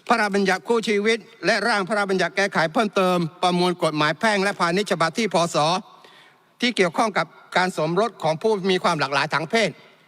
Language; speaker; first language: Thai; non-native, local second language; Malay